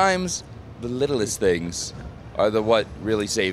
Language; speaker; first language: English; native; English